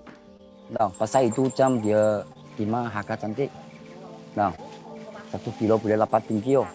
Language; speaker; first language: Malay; non-native, local second language; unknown